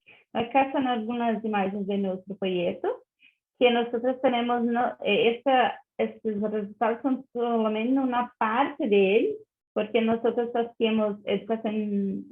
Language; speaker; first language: Spanish; non-native, learner; Portuguese